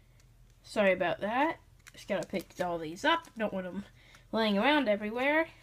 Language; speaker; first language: English; native; English